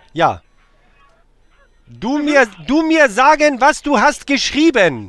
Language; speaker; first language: German; native; German